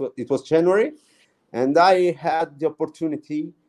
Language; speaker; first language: English; non-native, fluent; Italian